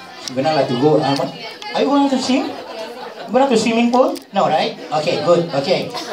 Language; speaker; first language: English; non-native, learner; Indonesian